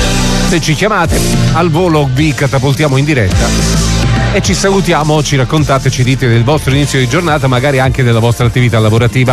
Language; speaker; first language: Italian; native; Italian